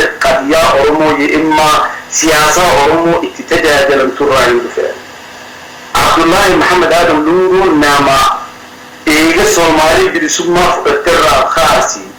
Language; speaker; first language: Oromo; early bilingual, heritage; Somali